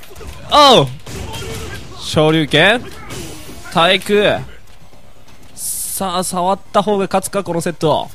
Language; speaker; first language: Japanese; native; Japanese